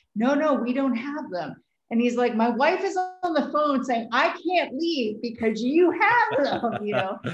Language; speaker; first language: English; native; English